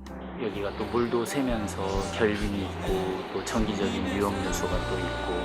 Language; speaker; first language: Korean; native; Korean